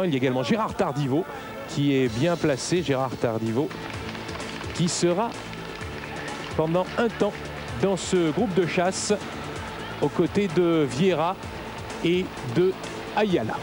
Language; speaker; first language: French; native; French